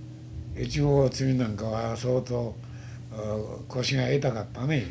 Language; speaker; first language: Japanese; native; Japanese